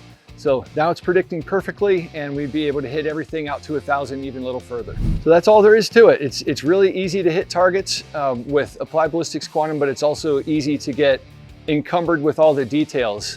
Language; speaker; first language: English; native; English